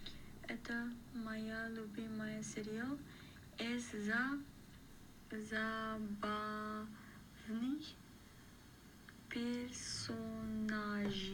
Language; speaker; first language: Russian; non-native, learner; English